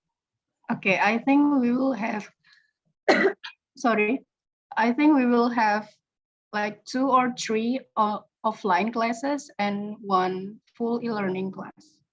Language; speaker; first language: English; non-native, learner; Indonesian